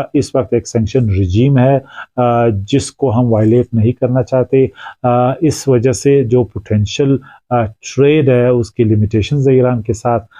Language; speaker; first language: Urdu; non-native, local second language; Pashto